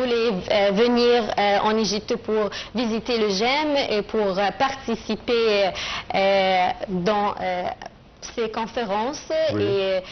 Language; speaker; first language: French; non-native, fluent; Arabic